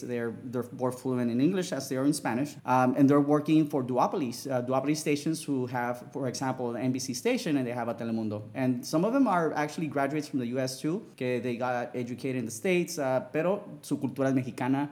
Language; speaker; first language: English; early bilingual, other home language; Spanish